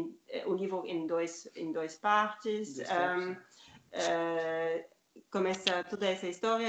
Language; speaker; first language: Portuguese; non-native, learner; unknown